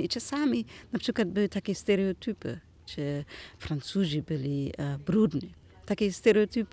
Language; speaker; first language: Polish; non-native, learner; German